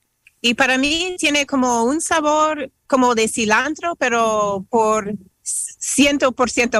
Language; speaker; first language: Spanish; non-native, fluent; English